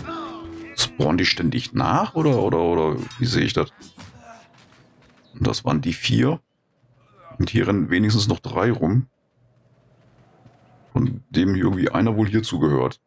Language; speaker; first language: German; native; German